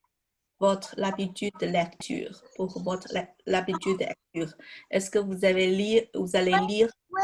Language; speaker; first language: French; non-native, fluent; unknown